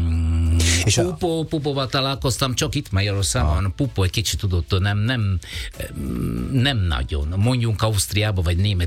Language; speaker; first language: Hungarian; non-native, learner; Italian